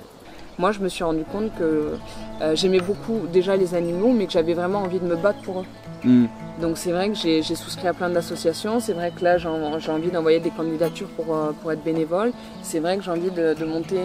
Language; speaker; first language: French; native; French